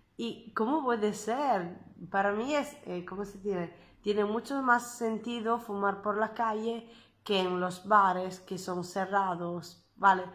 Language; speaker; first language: Spanish; non-native, learner; Italian